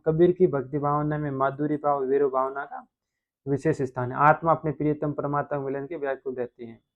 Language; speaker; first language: Hindi; native; Hindi